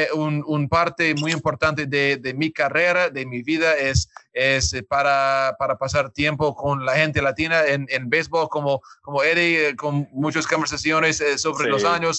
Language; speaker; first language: Spanish; non-native, learner; English